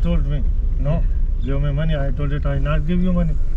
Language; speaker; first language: English; non-native, learner; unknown